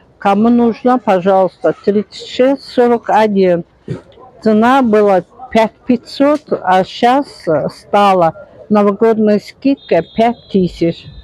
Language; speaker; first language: Russian; non-native, local second language; Azerbaijani